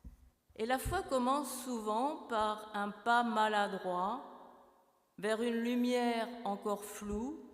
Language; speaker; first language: French; native; French